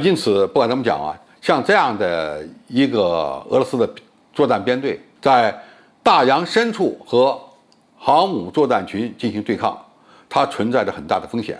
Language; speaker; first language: Chinese; native; Chinese